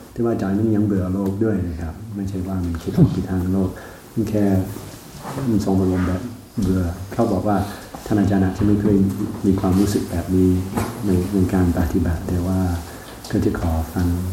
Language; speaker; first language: Thai; native; Thai